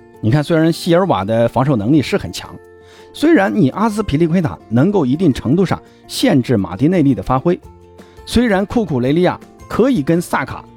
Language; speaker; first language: Chinese; native; Chinese